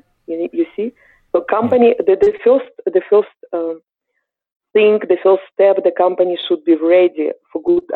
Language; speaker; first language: English; non-native, fluent; Ukrainian